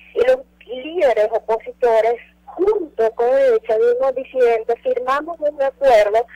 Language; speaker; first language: Spanish; native; Spanish